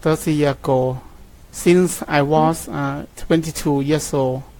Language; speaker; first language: English; non-native, learner; Thai